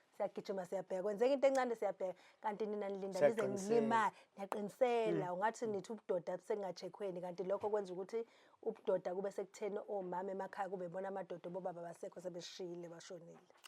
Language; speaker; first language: Zulu; native; Zulu